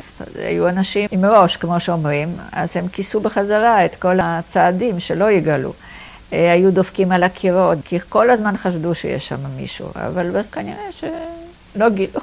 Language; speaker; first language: Hebrew; non-native, fluent; Polish